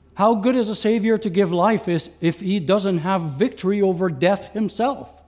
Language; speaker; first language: English; non-native, fluent; French